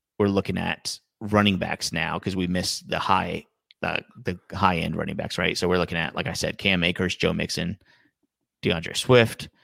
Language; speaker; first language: English; native; English